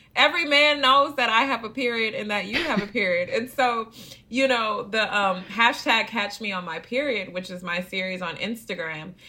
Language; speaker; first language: English; native; English